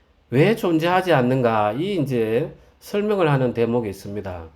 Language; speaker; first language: Korean; native; Korean